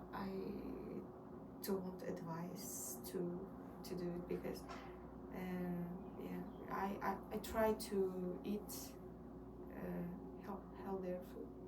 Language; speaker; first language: English; non-native, learner; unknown